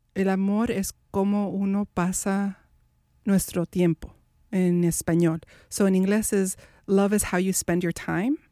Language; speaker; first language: Spanish; native; Spanish